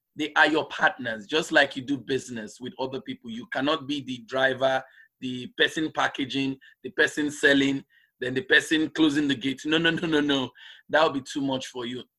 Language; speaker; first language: English; non-native, local second language; Igbo